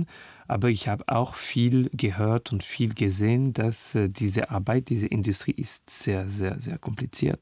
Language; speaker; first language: German; non-native, learner; French